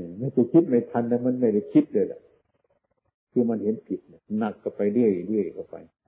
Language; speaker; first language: Thai; non-native, local second language; Northeastern Thai